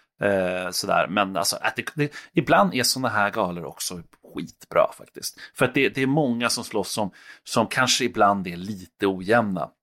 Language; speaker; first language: Swedish; native; Swedish